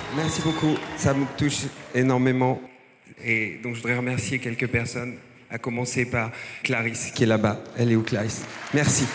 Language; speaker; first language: French; native; French